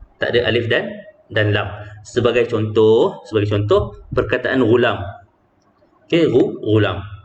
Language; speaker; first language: Malay; native; Malay